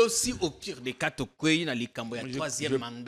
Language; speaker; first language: French; non-native, local second language; Lingala